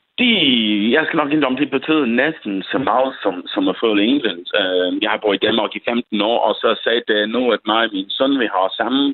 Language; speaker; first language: Danish; non-native, fluent; English